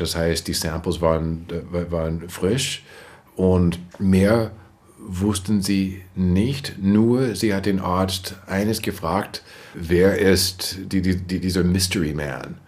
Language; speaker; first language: German; non-native, fluent; English